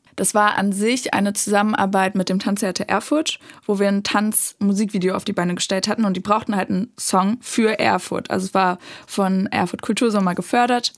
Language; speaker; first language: German; native; German